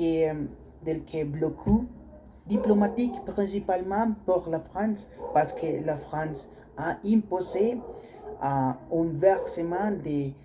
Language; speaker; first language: French; non-native, learner; Spanish